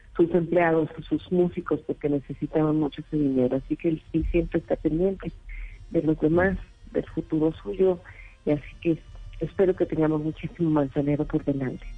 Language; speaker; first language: Spanish; native; Spanish